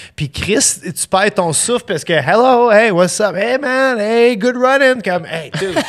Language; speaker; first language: French; native; French